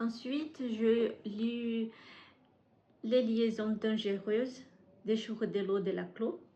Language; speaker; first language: French; non-native, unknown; Portuguese